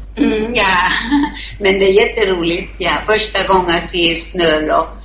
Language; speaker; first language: Swedish; non-native, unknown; Thai